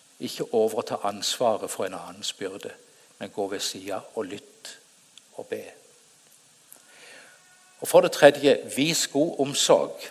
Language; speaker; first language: Norwegian; native; Norwegian